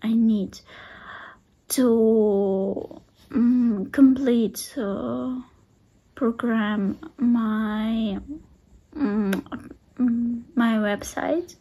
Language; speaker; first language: English; non-native, learner; Russian